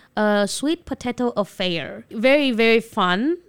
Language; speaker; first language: English; non-native, fluent; Indonesian